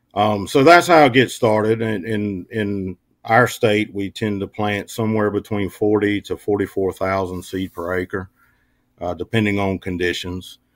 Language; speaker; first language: English; native; English